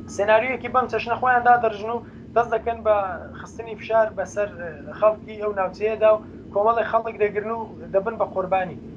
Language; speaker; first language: Central Kurdish; native; Central Kurdish